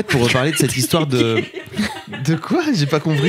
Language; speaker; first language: French; native; French